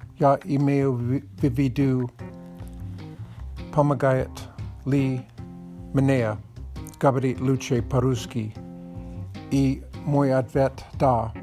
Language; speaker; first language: Russian; non-native, learner; English